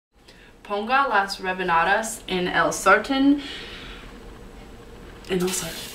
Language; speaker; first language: Spanish; non-native, learner; English